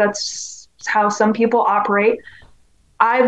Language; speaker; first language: English; non-native, local second language; Cantonese